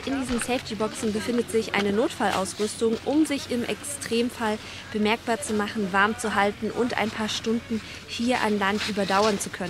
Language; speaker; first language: German; native; German